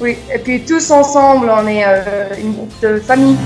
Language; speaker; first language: French; early bilingual, heritage; English